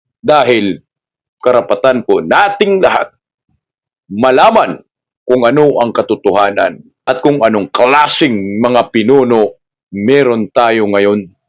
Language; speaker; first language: Filipino; non-native, local second language; Cebuano